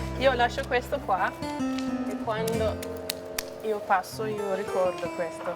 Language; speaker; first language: Italian; non-native, learner; English